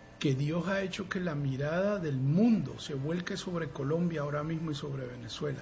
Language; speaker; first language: Spanish; native; Spanish